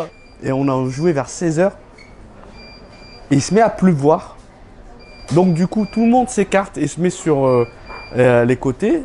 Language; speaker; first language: French; early bilingual, other home language; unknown